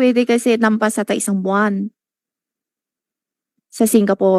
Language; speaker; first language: Filipino; non-native, local second language; Chinese